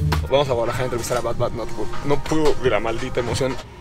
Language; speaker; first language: Spanish; native; Spanish